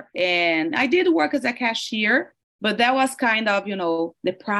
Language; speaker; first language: English; non-native, fluent; Portuguese